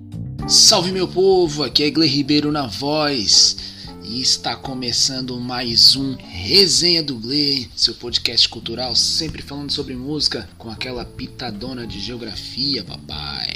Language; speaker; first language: Portuguese; native; Portuguese